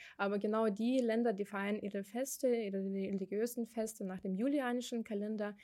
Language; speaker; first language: German; non-native, fluent; Ukrainian